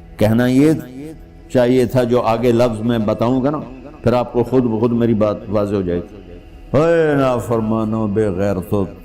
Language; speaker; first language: Urdu; non-native, local second language; Punjabi